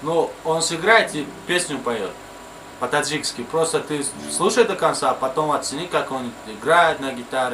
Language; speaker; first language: Russian; non-native, local second language; Tajik